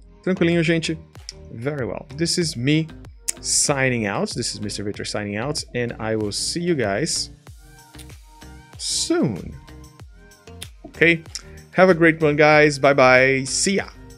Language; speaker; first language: English; non-native, fluent; Portuguese